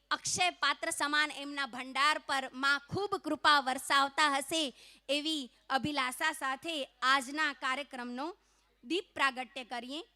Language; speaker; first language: Gujarati; non-native, local second language; Kachhi